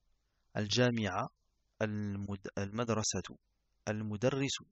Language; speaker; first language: Arabic; non-native, fluent; French